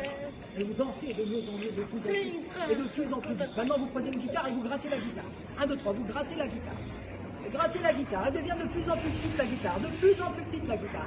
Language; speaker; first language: French; native; French